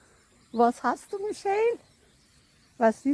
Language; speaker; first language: German; non-native, learner; Persian